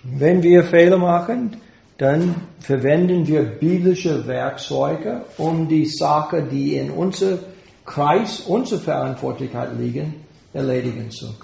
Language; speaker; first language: German; non-native, fluent; English